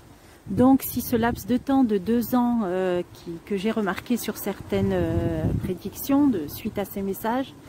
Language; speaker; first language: French; native; French